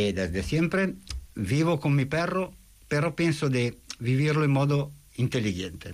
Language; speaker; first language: Spanish; non-native, fluent; Italian